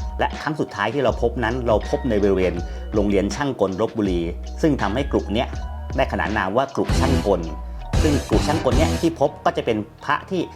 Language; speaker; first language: Thai; native; Thai